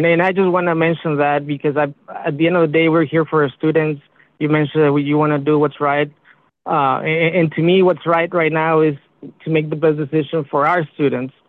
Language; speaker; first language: English; early bilingual, other home language; Spanish